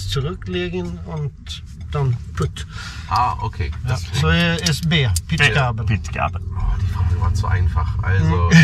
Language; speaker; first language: German; native; German